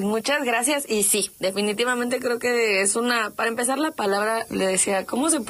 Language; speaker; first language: Spanish; native; Spanish